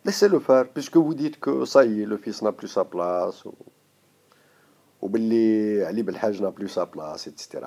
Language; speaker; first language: French; non-native, local second language; Arabic